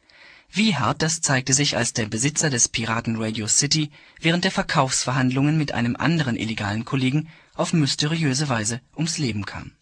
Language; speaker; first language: German; native; German